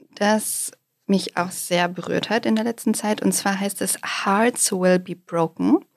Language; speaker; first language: German; native; German